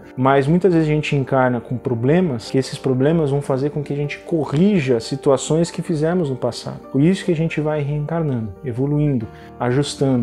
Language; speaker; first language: Portuguese; native; Portuguese